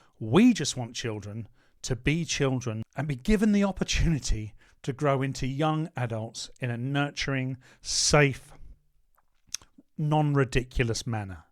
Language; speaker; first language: English; native; English